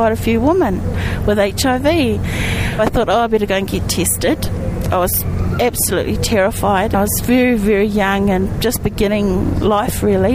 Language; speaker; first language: English; native; English